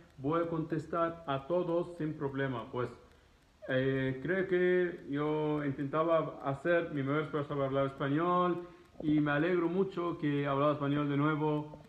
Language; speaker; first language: Spanish; non-native, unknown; Arabic